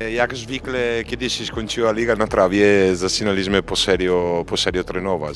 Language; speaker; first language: Polish; non-native, fluent; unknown